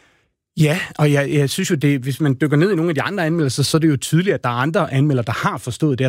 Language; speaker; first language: Danish; native; Danish